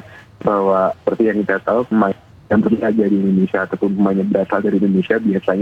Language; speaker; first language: Indonesian; native; Indonesian